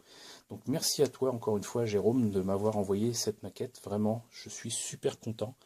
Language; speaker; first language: French; native; French